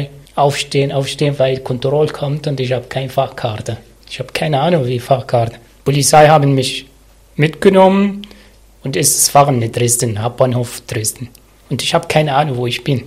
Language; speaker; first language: German; non-native, learner; Arabic